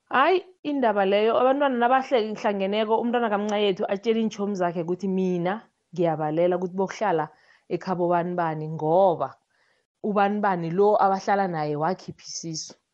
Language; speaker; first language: Zulu; non-native, local second language; South Ndebele